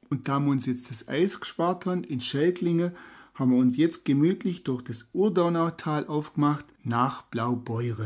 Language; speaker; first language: German; native; German